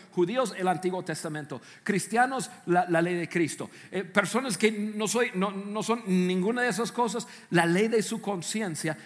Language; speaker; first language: Spanish; non-native, fluent; English